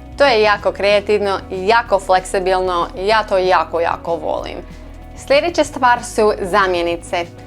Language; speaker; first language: Croatian; non-native, learner; English